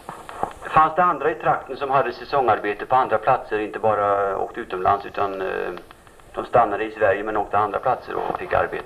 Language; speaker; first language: Swedish; native; Swedish